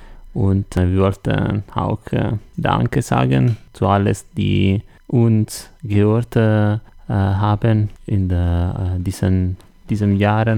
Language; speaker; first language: German; non-native, learner; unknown